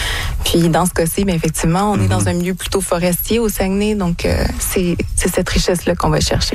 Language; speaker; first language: French; native; French